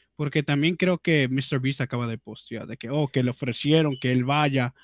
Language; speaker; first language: Spanish; early bilingual, heritage; Spanish